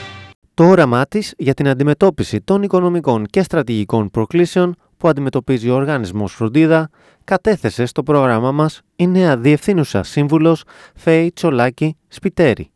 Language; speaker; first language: Greek; native; Greek